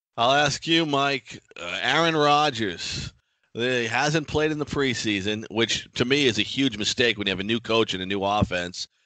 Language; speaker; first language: English; native; English